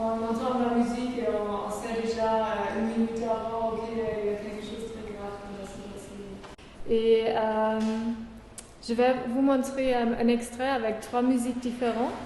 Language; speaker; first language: French; non-native, fluent; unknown